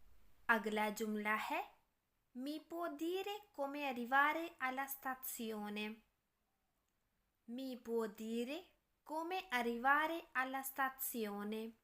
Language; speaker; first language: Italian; non-native, learner; Urdu